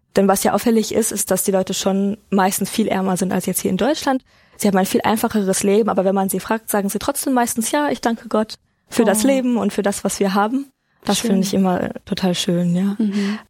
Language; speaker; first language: German; native; German